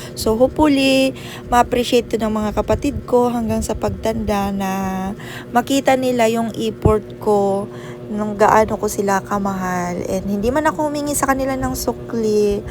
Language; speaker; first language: Filipino; non-native, local second language; Waray